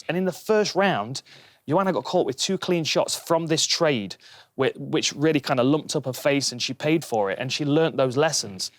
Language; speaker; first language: English; native; English